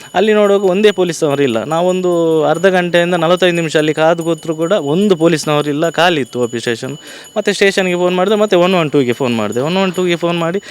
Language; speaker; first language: Kannada; native; Kannada